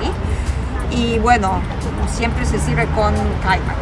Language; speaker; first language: Spanish; non-native, fluent; Serbian